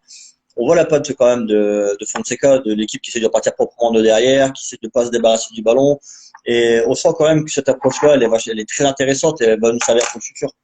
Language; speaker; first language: French; native; French